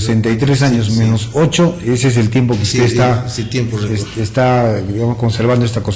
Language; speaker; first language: Spanish; native; Spanish